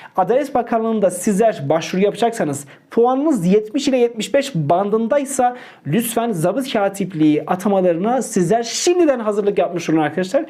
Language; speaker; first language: Turkish; native; Turkish